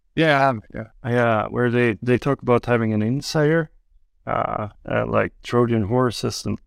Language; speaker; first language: English; non-native, fluent; Swedish